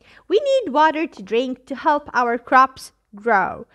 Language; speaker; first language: English; non-native, fluent; Arabic